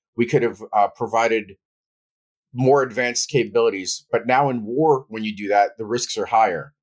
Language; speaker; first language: English; native; English